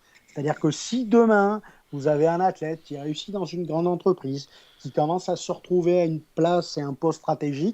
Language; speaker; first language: French; native; French